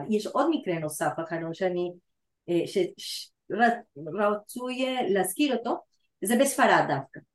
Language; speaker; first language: Hebrew; non-native, fluent; Spanish